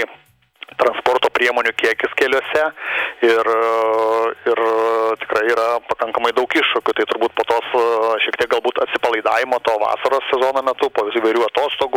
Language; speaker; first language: Lithuanian; native; Lithuanian